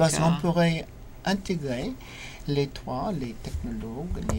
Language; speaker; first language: French; non-native, learner; English